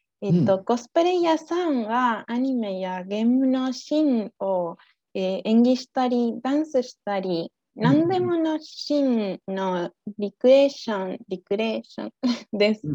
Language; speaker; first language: Japanese; non-native, learner; Spanish